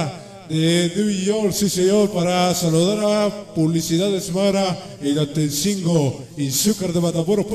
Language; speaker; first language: Spanish; native; Spanish